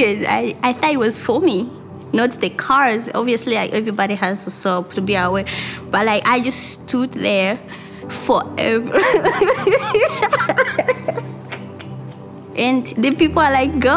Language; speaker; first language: English; non-native, local second language; Rundi